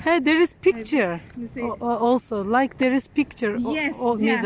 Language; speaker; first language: English; non-native, learner; Turkish